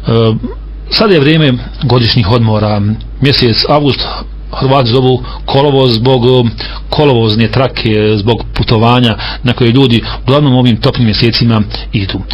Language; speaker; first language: Serbian; native; Serbian